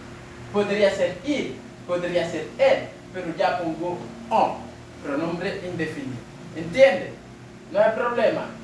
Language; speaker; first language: Spanish; non-native, learner; French